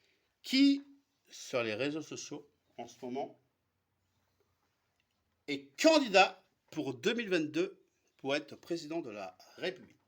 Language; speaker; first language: French; native; French